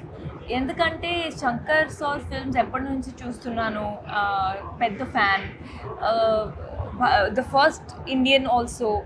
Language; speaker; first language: Telugu; non-native, local second language; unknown